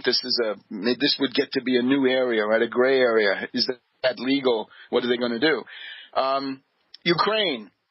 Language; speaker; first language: English; native; English